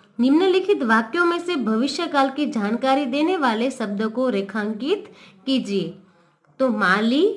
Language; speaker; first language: Hindi; non-native, local second language; Gujarati